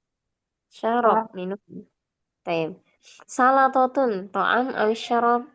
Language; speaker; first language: Arabic; non-native, fluent; Indonesian